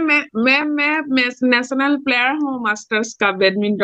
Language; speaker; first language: Hindi; non-native, local second language; Assamese